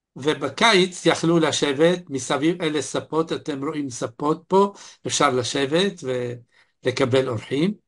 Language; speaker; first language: Hebrew; non-native, fluent; Arabic